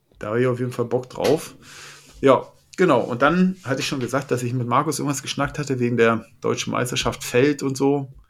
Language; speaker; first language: German; native; German